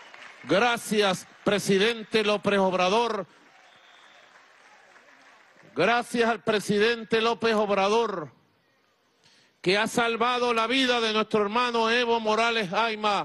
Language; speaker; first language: Spanish; native; Spanish